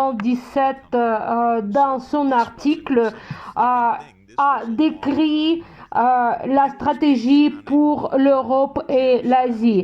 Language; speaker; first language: French; non-native, fluent; Russian